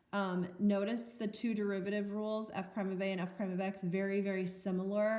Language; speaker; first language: English; native; English